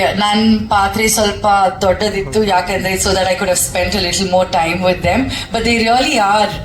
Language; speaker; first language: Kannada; non-native, local second language; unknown